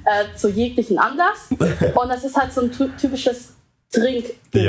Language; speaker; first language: German; early bilingual, other home language; Vietnamese